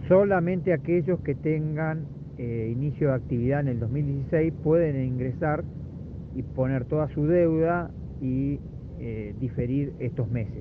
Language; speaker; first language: Spanish; native; Spanish